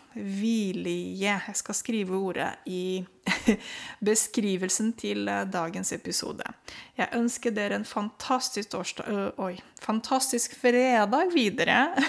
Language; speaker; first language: Norwegian; non-native, fluent; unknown